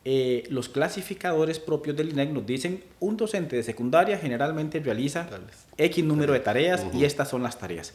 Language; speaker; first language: Spanish; native; Spanish